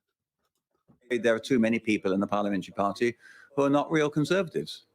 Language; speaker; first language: English; native; English